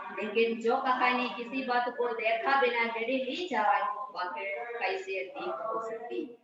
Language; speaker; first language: Hindi; non-native, local second language; Malayalam